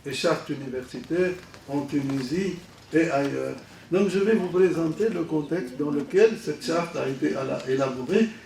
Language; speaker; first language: French; non-native, local second language; Arabic